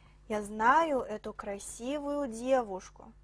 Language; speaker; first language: Russian; non-native, fluent; Chinese